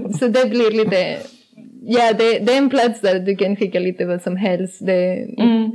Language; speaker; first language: Swedish; non-native, learner; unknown